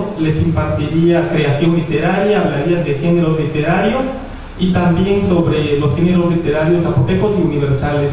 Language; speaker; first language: Spanish; non-native, local second language; Zapotec